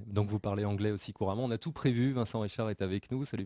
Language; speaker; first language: French; native; French